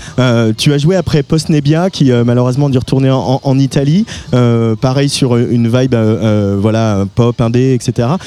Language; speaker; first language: French; native; French